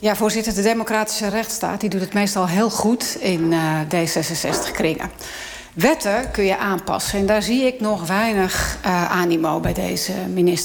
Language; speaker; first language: Dutch; native; Dutch